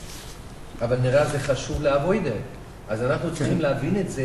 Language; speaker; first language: Hebrew; non-native, fluent; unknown